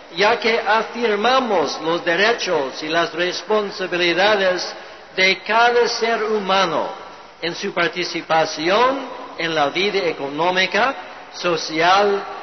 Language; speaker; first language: Spanish; non-native, fluent; English